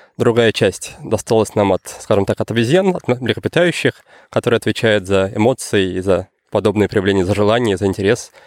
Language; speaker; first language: Russian; native; Russian